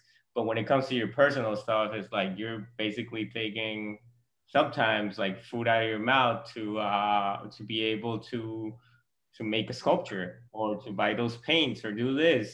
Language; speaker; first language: English; non-native, fluent; Spanish